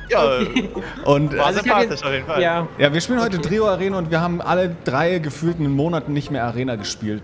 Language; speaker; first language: German; native; German